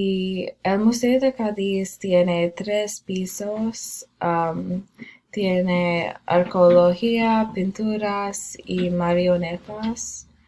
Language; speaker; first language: Spanish; non-native, learner; English